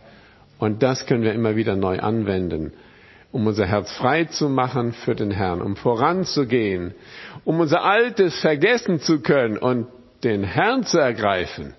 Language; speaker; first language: German; non-native, fluent; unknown